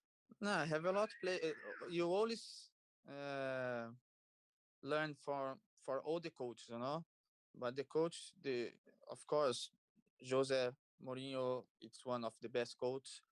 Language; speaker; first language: English; non-native, learner; Portuguese